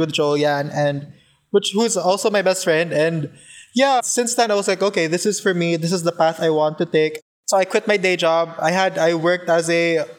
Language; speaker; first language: English; non-native, local second language; Cebuano